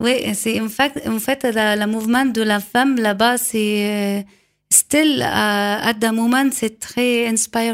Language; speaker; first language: French; non-native, learner; Arabic